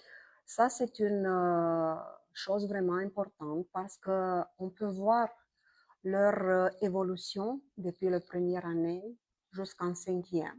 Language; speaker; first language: French; non-native, fluent; Romanian